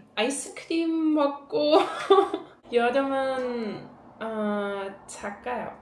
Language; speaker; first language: Korean; non-native, learner; German